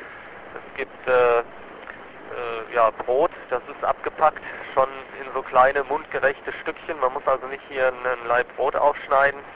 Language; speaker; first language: German; native; German